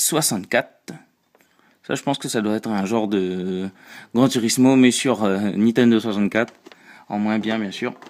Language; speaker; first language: French; native; French